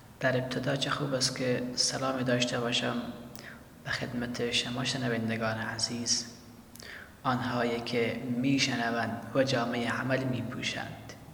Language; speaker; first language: Persian; native; Persian